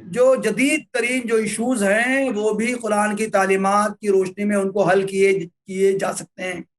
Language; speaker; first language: Urdu; native; Urdu